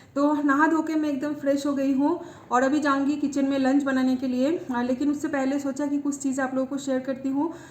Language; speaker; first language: Hindi; non-native, local second language; Bangla